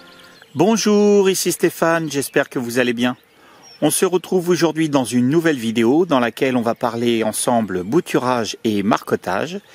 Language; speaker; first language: French; native; French